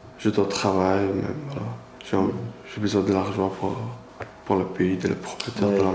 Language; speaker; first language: French; non-native, learner; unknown